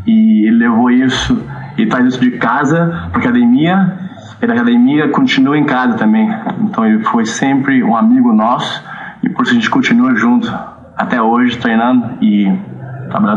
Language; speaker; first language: Portuguese; early bilingual, heritage; Portuguese